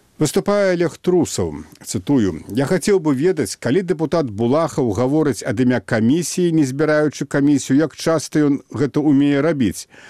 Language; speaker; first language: Belarusian; native; Belarusian